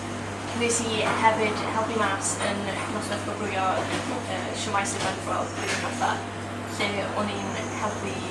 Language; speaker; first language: Welsh; non-native, local second language; English